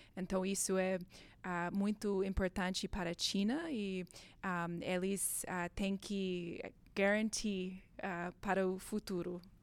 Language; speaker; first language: Portuguese; non-native, learner; Chinese